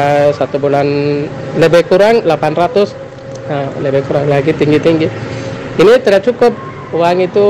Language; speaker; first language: Indonesian; non-native, learner; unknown